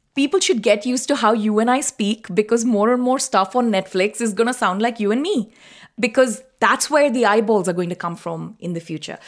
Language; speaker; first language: English; non-native, local second language; Tamil